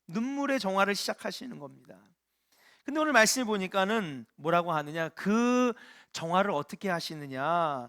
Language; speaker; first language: Korean; native; Korean